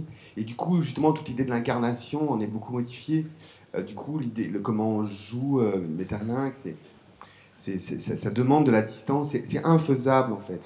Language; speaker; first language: French; native; French